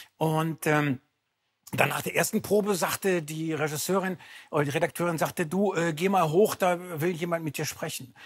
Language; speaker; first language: German; native; German